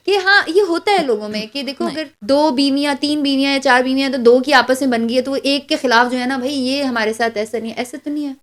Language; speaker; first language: Urdu; native; Urdu